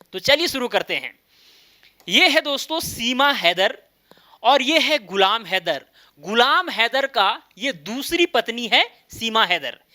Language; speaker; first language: Hindi; native; Hindi